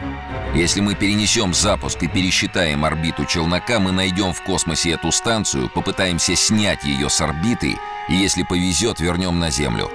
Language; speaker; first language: Russian; native; Russian